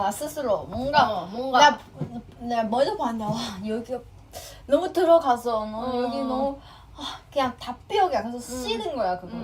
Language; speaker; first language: Korean; non-native, fluent; Chinese